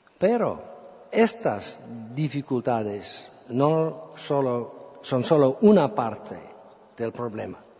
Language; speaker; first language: Spanish; non-native, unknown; English